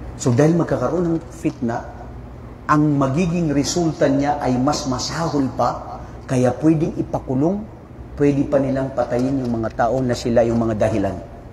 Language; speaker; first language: Filipino; non-native, local second language; Maranao